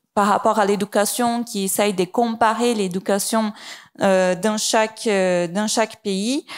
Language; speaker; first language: French; non-native, fluent; Portuguese